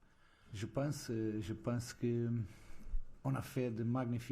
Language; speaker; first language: French; non-native, fluent; Portuguese